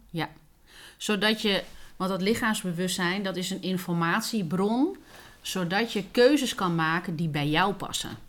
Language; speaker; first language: Dutch; early bilingual, other home language; Spanish